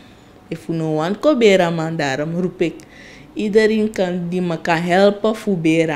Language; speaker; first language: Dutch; non-native, local second language; Sranan Tongo